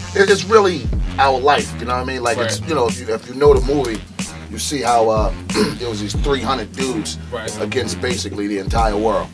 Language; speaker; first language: English; native; English